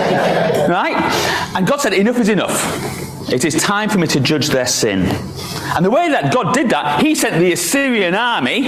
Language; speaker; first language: English; native; English